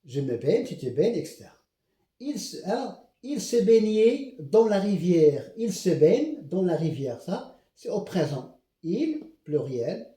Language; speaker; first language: French; non-native, local second language; Arabic